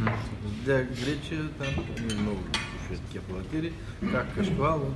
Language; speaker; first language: Russian; non-native, learner; Bulgarian